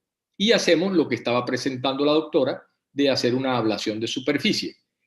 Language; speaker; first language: Spanish; native; Spanish